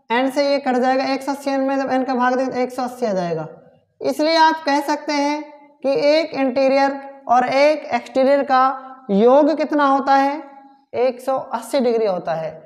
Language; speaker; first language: Hindi; native; Hindi